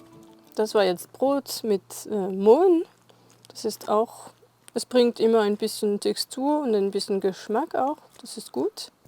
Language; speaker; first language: German; non-native, fluent; French